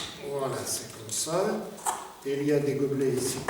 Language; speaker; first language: French; non-native, fluent; Russian